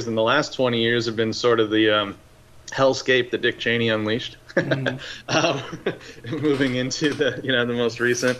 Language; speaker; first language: English; native; English